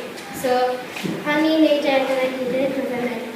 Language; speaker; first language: Welsh; non-native, local second language; English